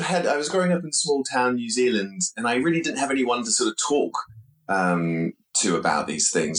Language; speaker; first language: English; native; English